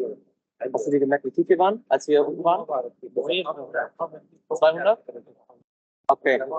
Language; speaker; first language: German; native; German